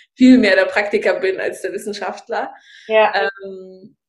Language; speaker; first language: German; early bilingual, other home language; Russian